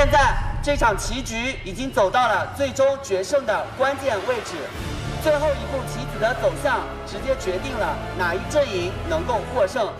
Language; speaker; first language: Chinese; native; Chinese